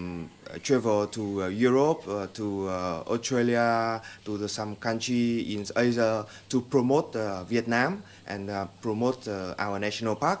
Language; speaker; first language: English; non-native, fluent; Vietnamese